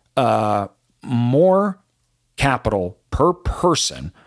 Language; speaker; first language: English; native; English